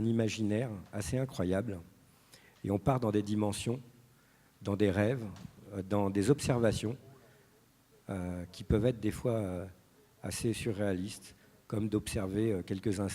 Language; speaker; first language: French; native; French